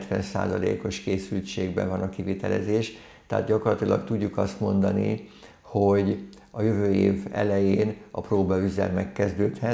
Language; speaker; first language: Hungarian; native; Hungarian